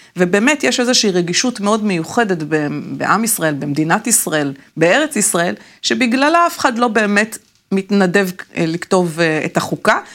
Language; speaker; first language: Hebrew; native; Hebrew